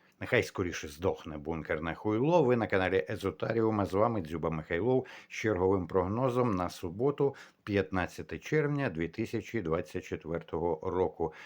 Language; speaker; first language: Ukrainian; non-native, local second language; Russian